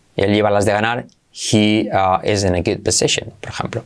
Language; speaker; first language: Spanish; native; Spanish